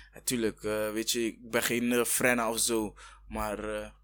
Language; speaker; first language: Dutch; early bilingual, other home language; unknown